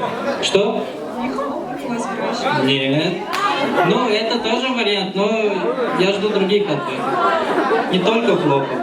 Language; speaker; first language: Russian; non-native, fluent; Turkmen